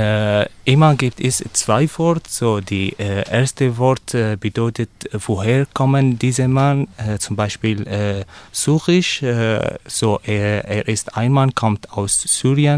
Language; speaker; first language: German; non-native, learner; Arabic